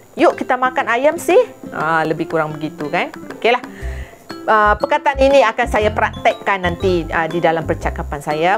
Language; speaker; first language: Malay; native; Malay